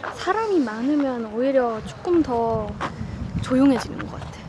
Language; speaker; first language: Korean; non-native, fluent; Estonian